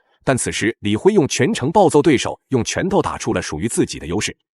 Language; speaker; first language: Chinese; native; Chinese